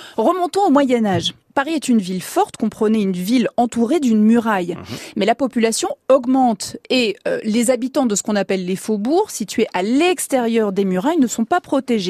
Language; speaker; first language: French; native; French